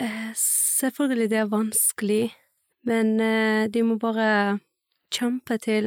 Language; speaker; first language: Norwegian; non-native, learner; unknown